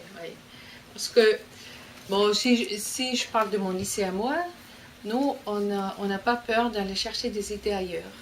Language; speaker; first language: French; non-native, fluent; Icelandic